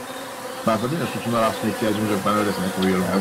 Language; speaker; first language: Turkish; native; Turkish